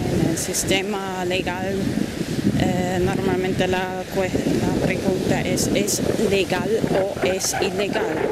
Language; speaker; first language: Spanish; non-native, fluent; German